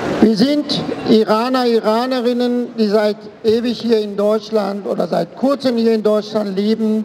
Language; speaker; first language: German; non-native, fluent; Persian